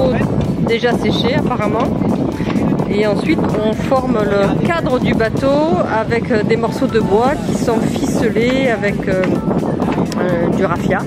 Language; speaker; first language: French; native; French